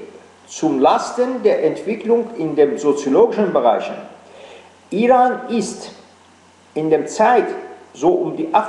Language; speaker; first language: German; non-native, fluent; Persian